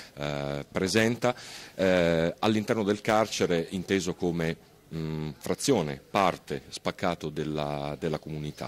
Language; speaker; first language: Italian; native; Italian